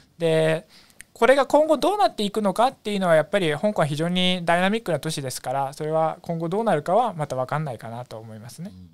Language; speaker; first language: Japanese; native; Japanese